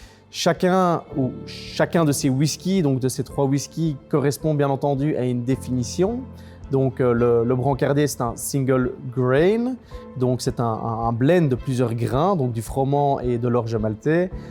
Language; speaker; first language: French; native; French